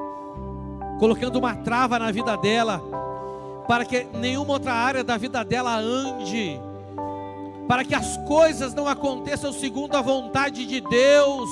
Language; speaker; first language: Portuguese; native; Portuguese